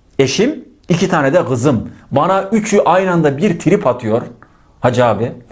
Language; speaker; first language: Turkish; native; Turkish